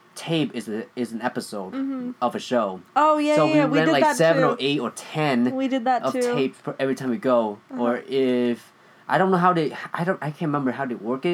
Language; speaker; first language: English; early bilingual, other home language; Vietnamese